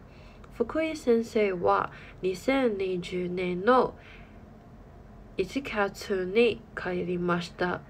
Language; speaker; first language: Japanese; non-native, learner; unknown